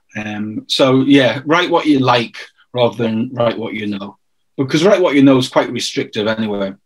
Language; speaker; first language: English; native; English